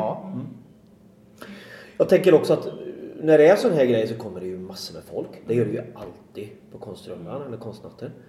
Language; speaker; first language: Swedish; native; Swedish